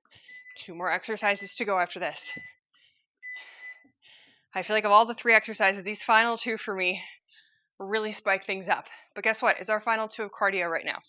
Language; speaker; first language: English; native; English